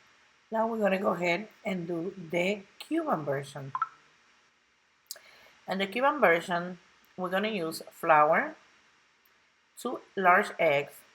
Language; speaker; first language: English; non-native, local second language; Spanish